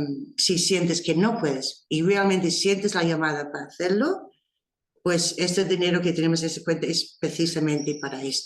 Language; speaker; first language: Spanish; non-native, fluent; English